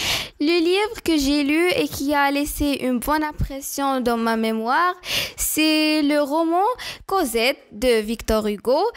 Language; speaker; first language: French; non-native, learner; Arabic